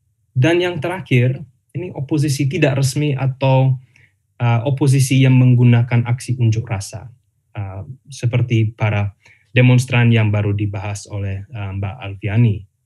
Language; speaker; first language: Indonesian; non-native, fluent; English